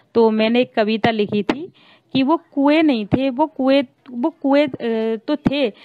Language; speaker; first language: Hindi; native; Hindi